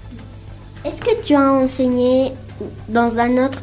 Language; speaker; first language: French; non-native, learner; Spanish